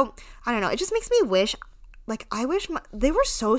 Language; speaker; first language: English; native; English